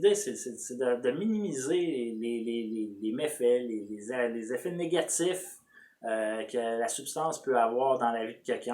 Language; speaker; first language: French; native; French